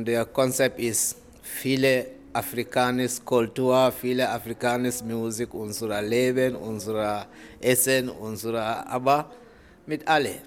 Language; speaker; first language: German; non-native, learner; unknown